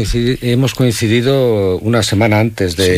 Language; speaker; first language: Spanish; native; Spanish